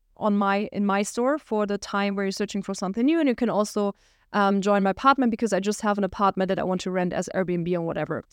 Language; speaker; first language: English; non-native, fluent; German